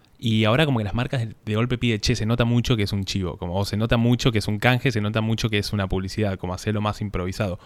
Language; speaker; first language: Spanish; native; Spanish